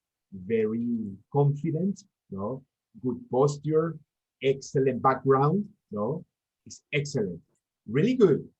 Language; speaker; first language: English; non-native, fluent; Spanish